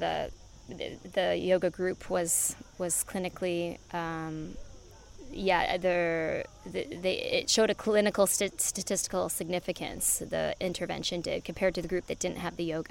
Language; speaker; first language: English; native; English